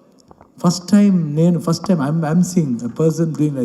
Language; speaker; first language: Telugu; non-native, learner; Kannada